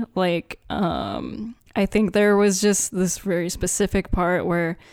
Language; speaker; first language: English; native; English